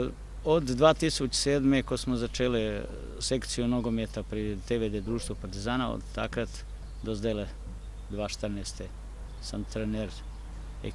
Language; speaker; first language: Slovenian; non-native, learner; Croatian